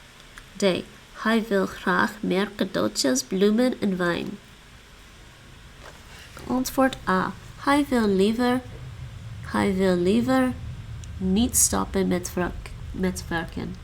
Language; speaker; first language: Dutch; non-native, learner; English